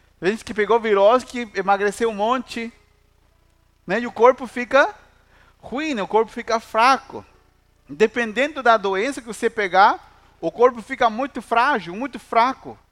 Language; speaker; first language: Portuguese; non-native, fluent; Spanish